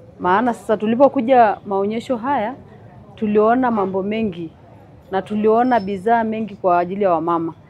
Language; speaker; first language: Swahili; non-native, local second language; Masai